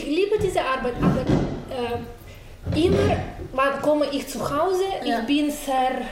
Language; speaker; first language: German; non-native, learner; Ukrainian